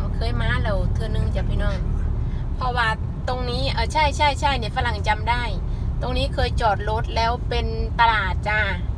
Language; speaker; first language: Thai; native; Thai